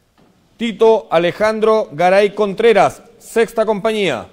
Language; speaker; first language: Spanish; native; Spanish